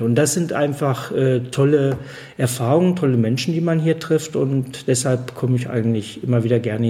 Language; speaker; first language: German; native; German